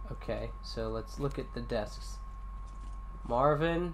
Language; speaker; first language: English; native; English